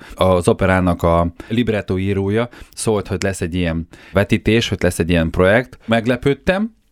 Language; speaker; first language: Hungarian; non-native, fluent; Ukrainian